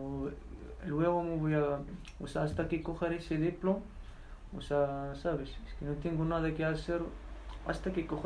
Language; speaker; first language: Spanish; non-native, learner; Berber languages